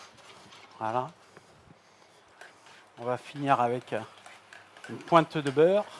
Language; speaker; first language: French; native; French